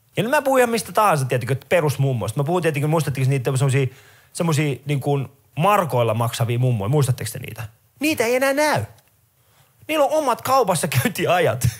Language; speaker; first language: Finnish; early bilingual, other home language; Persian